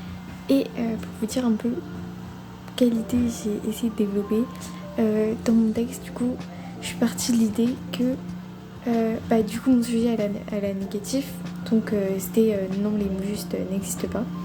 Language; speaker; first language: French; native; French